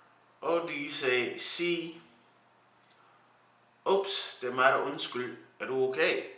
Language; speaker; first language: Danish; non-native, learner; English